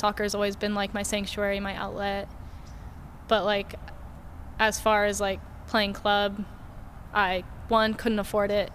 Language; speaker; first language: English; native; English